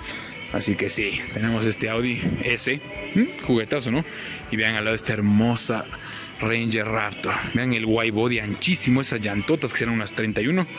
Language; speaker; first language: Spanish; native; Spanish